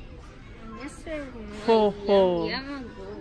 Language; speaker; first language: Russian; early bilingual, heritage; Russian